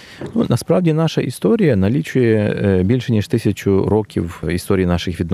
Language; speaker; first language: Ukrainian; native; Ukrainian